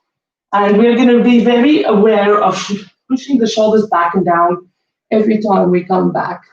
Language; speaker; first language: English; native; English